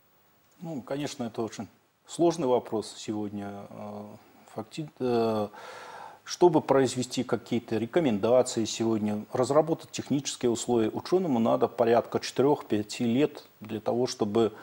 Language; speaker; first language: Russian; native; Russian